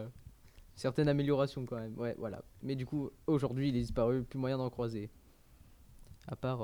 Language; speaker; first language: French; native; French